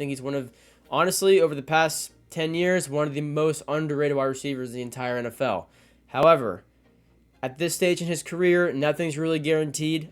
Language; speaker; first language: English; native; English